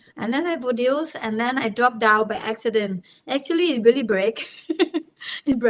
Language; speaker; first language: English; non-native, learner; Thai